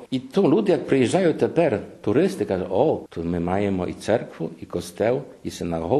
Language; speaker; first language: Ukrainian; non-native, fluent; Polish